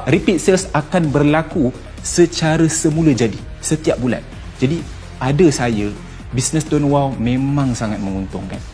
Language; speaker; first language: Malay; native; Malay